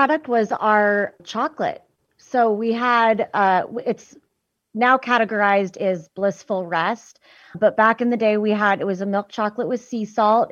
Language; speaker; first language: English; native; English